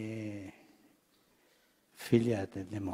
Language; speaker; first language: Italian; early bilingual, heritage; Spanish